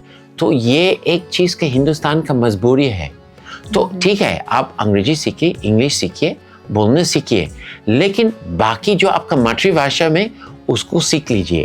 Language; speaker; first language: Hindi; non-native, fluent; English